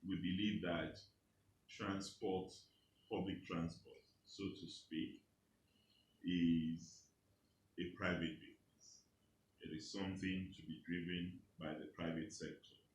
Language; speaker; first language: English; non-native, local second language; Yoruba